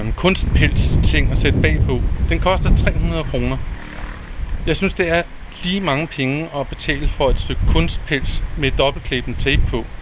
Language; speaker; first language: Danish; native; Danish